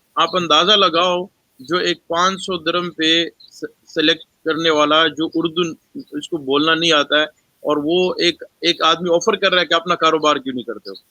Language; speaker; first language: Urdu; non-native, local second language; Pashto